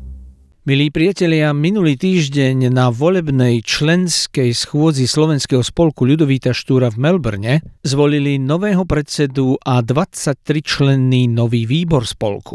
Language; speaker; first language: Slovak; native; Slovak